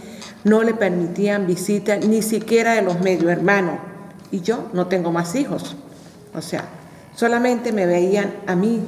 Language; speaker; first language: Spanish; native; Spanish